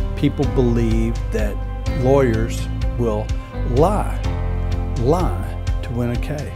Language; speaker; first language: English; native; English